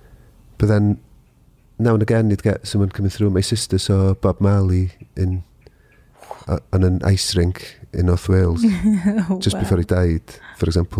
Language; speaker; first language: English; non-native, local second language; Welsh